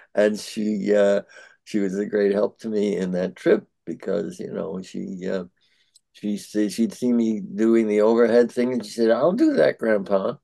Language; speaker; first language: English; early bilingual, other home language; Yiddish